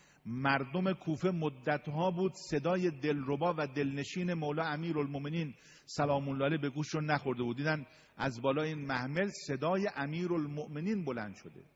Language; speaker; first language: Persian; native; Persian